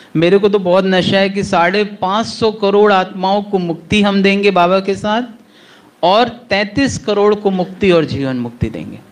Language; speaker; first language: Hindi; native; Hindi